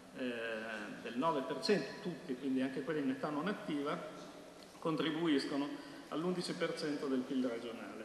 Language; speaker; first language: Italian; native; Italian